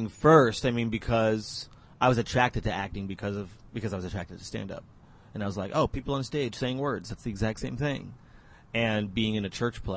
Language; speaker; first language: English; native; English